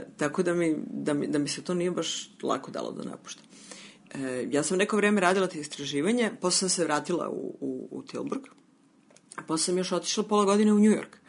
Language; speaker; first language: Serbian; native; Serbian